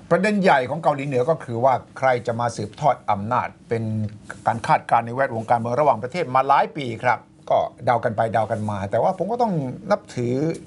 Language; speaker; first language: Thai; native; Thai